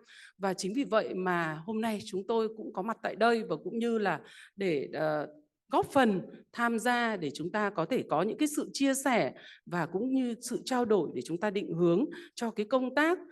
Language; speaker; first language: Vietnamese; native; Vietnamese